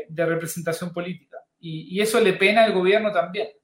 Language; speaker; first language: Spanish; native; Spanish